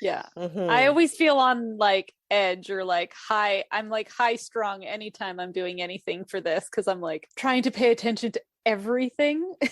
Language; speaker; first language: English; native; English